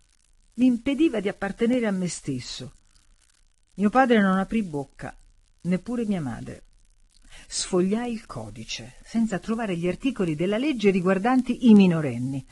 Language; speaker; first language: Italian; native; Italian